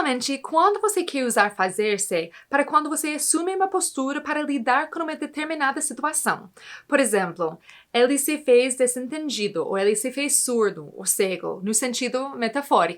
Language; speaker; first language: Portuguese; non-native, fluent; English